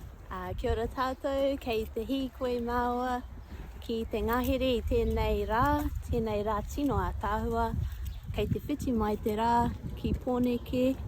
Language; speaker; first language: Māori; non-native, local second language; English